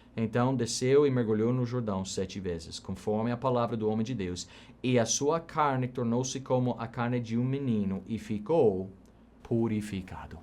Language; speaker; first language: Portuguese; non-native, fluent; English